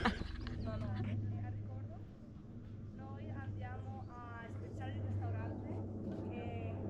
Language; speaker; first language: Italian; non-native, learner; Spanish